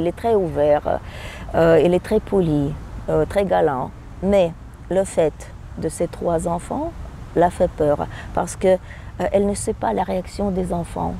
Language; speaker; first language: French; non-native, fluent; Russian